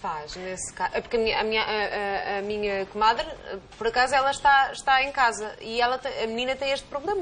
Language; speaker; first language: Portuguese; native; Portuguese